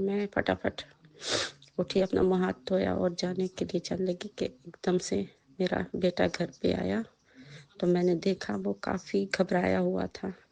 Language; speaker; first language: Hindi; native; Hindi